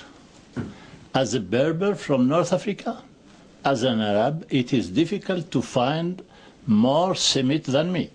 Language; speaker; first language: English; non-native, fluent; Arabic